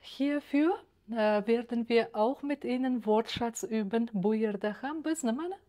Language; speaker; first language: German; non-native, fluent; Uzbek